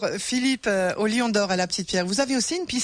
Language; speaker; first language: French; native; French